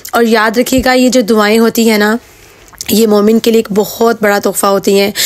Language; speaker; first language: Urdu; native; Urdu